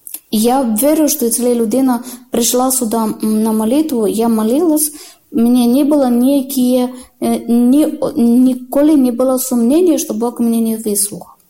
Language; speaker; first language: Ukrainian; non-native, learner; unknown